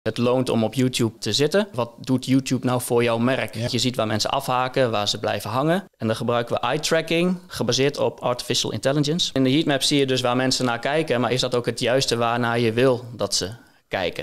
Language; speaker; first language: Dutch; native; Dutch